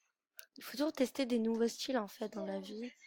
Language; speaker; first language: French; native; French